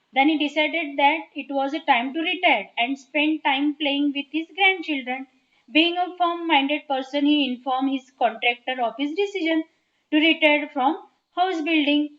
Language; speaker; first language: English; non-native, local second language; Marathi